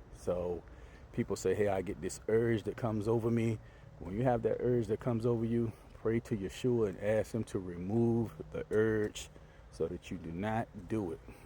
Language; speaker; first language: English; native; English